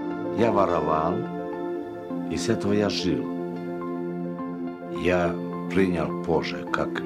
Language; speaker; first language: Russian; non-native, local second language; Romany